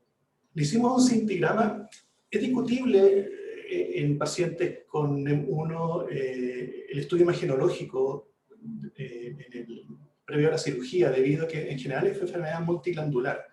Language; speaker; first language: Spanish; native; Spanish